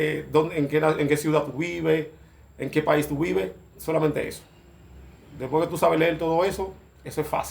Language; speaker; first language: Spanish; non-native, fluent; Haitian Creole